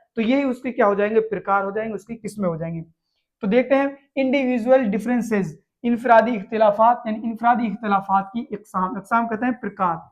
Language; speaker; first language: Hindi; native; Hindi